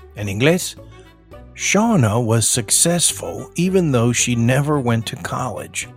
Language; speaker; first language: English; early bilingual, other home language; Spanish